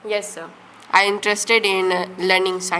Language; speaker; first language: English; non-native, learner; Hindi